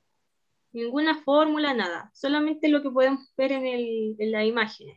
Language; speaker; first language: Spanish; native; Spanish